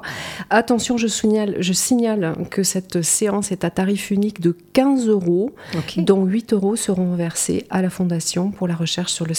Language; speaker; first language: French; native; French